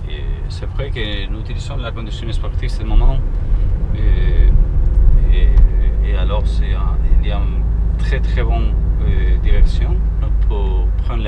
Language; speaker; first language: French; non-native, learner; Spanish